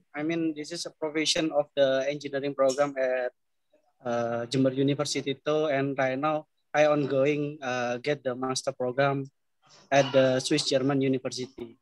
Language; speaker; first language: English; non-native, learner; Indonesian